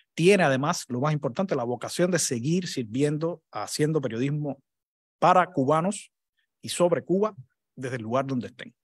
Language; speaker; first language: Spanish; native; Spanish